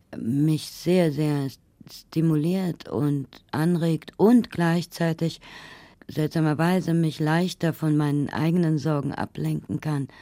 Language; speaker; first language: German; native; German